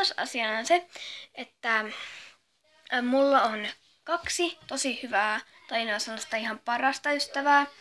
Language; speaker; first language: Finnish; native; Finnish